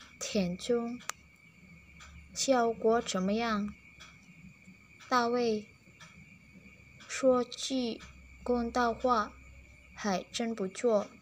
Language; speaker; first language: Chinese; non-native, learner; Indonesian